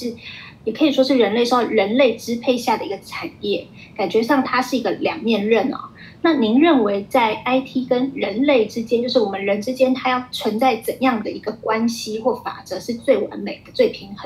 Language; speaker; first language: Chinese; native; Chinese